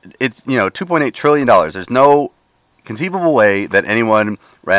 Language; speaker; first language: English; native; English